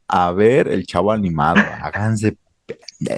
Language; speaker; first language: Spanish; native; Spanish